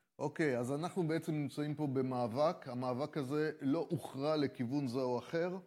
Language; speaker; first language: Hebrew; native; Hebrew